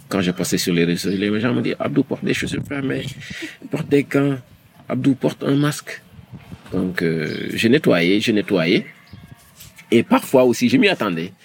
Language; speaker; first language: French; non-native, local second language; Wolof